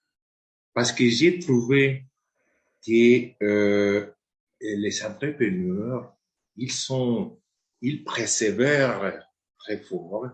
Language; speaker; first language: French; non-native, fluent; Spanish